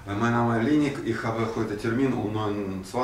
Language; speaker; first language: German; non-native, learner; Russian